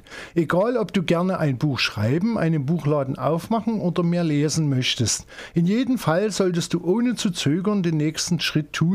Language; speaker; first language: German; native; German